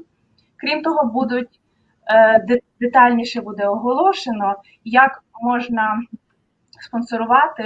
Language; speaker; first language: Ukrainian; native; Ukrainian